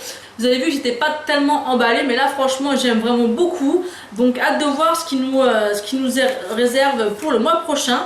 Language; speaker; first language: French; native; French